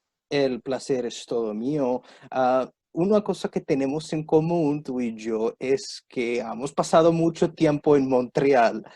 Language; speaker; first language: Spanish; non-native, fluent; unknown